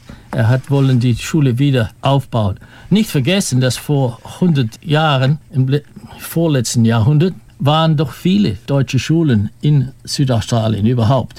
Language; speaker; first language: German; early bilingual, heritage; German